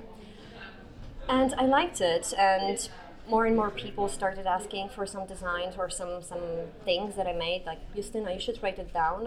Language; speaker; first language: English; non-native, fluent; Polish